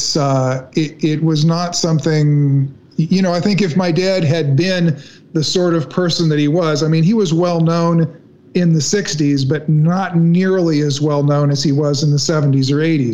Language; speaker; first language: English; native; English